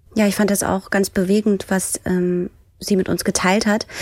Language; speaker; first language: German; early bilingual, other home language; Persian